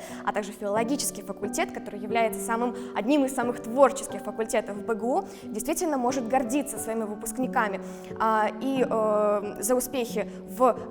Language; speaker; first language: Russian; native; Russian